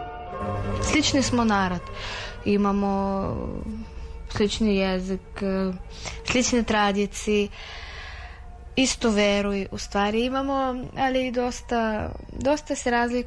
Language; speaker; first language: Serbian; non-native, fluent; Russian